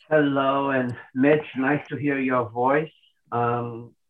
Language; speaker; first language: English; non-native, fluent; Portuguese